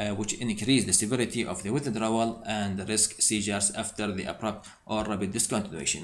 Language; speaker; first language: English; non-native, fluent; Arabic